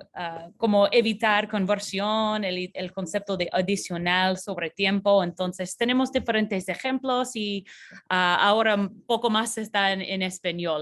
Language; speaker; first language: Spanish; non-native, fluent; English